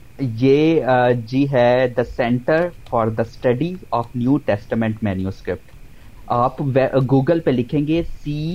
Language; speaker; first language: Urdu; non-native, local second language; Punjabi